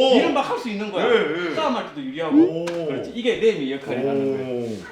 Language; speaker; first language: Korean; native; Korean